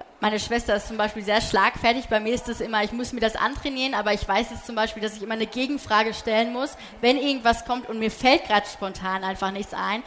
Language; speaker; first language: German; early bilingual, other home language; Polish